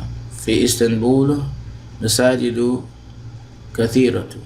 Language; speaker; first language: Arabic; non-native, fluent; English